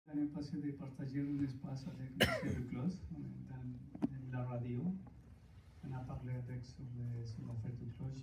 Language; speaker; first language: French; non-native, fluent; Spanish